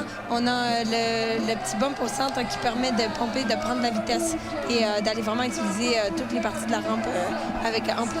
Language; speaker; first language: French; native; French